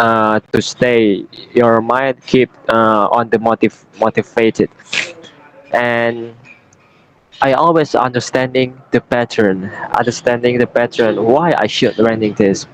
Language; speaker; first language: English; non-native, learner; Indonesian